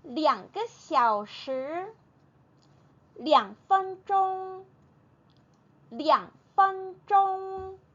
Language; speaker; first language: Chinese; non-native, fluent; Korean